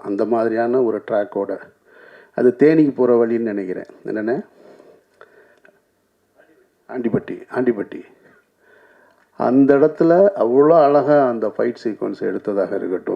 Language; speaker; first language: Tamil; native; Tamil